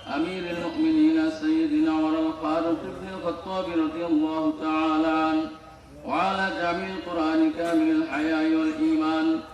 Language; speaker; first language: Arabic; non-native, fluent; Bangla